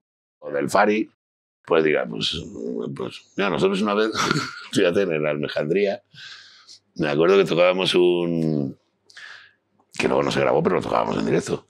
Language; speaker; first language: Spanish; native; Spanish